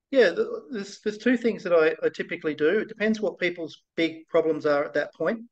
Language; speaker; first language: English; native; English